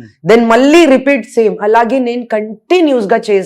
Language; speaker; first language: Telugu; non-native, local second language; Hindi